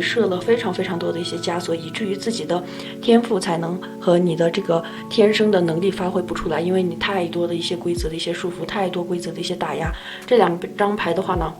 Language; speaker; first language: Chinese; native; Chinese